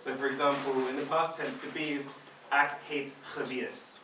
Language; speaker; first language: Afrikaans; non-native, fluent; English